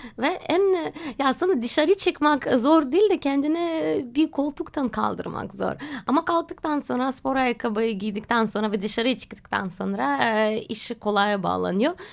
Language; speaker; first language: Turkish; non-native, fluent; Russian